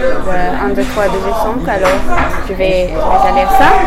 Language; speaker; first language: French; non-native, learner; English